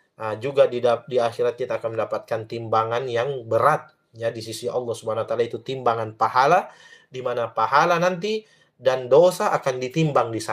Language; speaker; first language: Indonesian; native; Indonesian